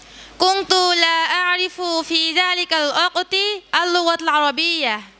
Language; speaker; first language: Arabic; non-native, learner; Bangla